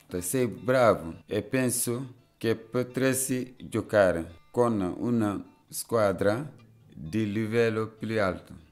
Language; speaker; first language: Italian; non-native, fluent; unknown